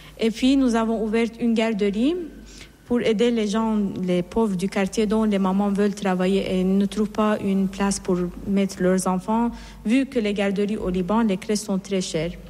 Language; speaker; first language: French; non-native, fluent; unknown